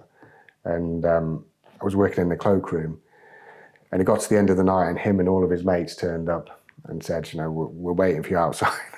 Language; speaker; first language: English; native; English